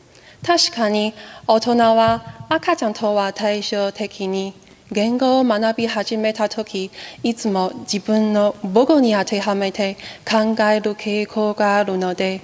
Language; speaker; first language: Japanese; non-native, fluent; Chinese